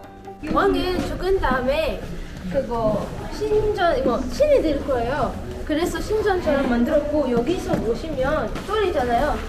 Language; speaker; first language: Korean; non-native, fluent; Arabic